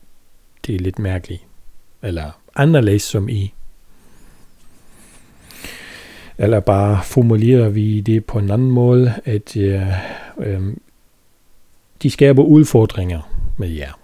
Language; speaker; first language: Danish; non-native, fluent; German